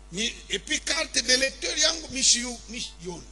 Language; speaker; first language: French; non-native, local second language; Swahili